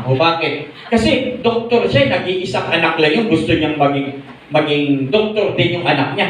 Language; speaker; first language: Filipino; non-native, local second language; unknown